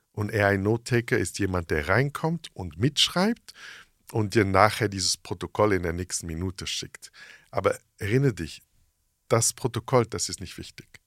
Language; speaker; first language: German; early bilingual, heritage; English